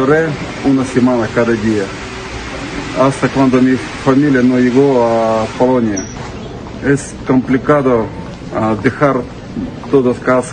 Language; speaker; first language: Spanish; non-native, learner; Ukrainian